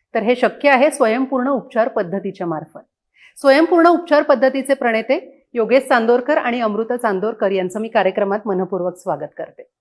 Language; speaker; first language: Marathi; native; Marathi